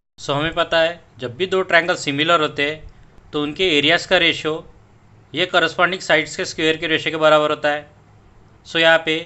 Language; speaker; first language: Hindi; non-native, local second language; Marathi